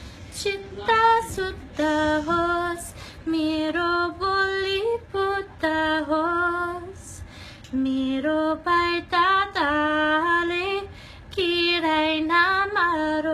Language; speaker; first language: Nepali; non-native, learner; English